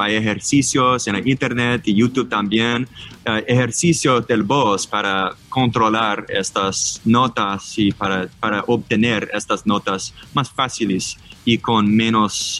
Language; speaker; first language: Spanish; non-native, learner; English